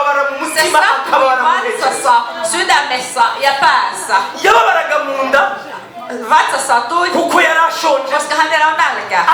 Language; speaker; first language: Finnish; non-native, learner; Kinyarwanda